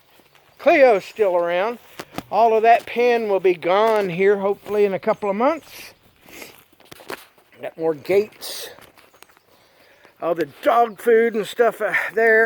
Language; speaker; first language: English; native; English